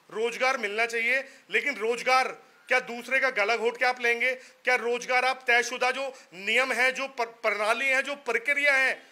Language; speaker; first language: Hindi; native; Hindi